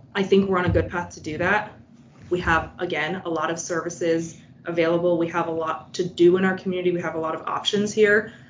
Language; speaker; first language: English; native; English